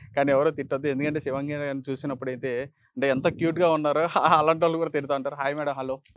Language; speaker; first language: Telugu; native; Telugu